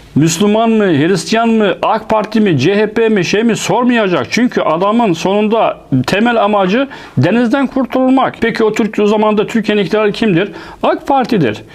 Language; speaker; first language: Turkish; non-native, fluent; Arabic